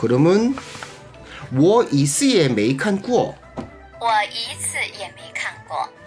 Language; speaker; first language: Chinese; non-native, learner; Korean